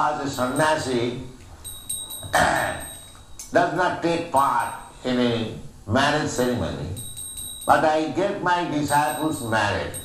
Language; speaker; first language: English; non-native, local second language; Bangla